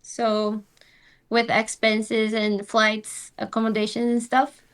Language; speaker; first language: English; non-native, fluent; Portuguese